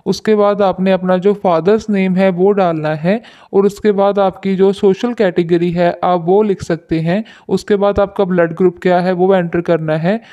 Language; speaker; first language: Hindi; non-native, local second language; Punjabi